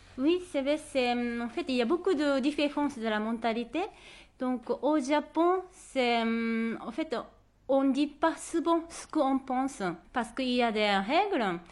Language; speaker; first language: French; non-native, fluent; Japanese